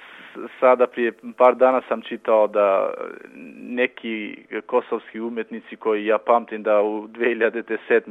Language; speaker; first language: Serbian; non-native, local second language; Albanian